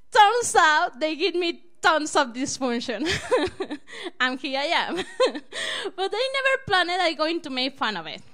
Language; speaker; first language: English; non-native, learner; Spanish